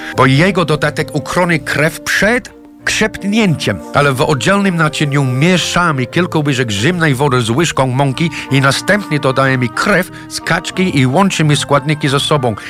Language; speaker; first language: Polish; non-native, fluent; English